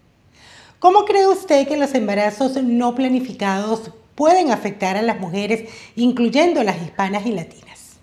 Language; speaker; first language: Spanish; native; Spanish